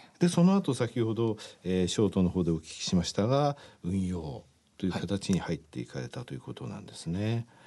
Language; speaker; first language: Japanese; native; Japanese